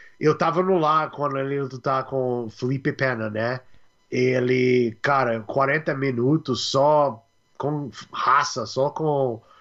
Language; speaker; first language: Portuguese; non-native, learner; English